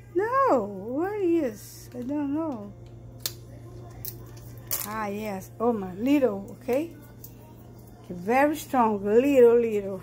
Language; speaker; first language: English; non-native, learner; Portuguese